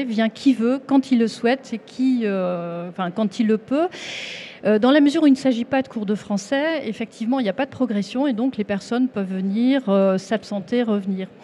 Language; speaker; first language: French; native; French